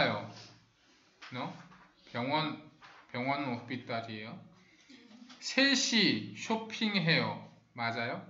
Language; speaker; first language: Korean; non-native, fluent; Spanish